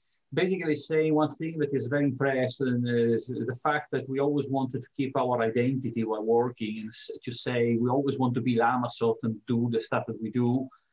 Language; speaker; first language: English; non-native, fluent; Italian